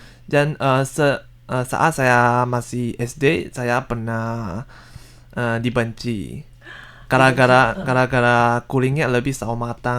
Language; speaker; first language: Indonesian; non-native, learner; Chinese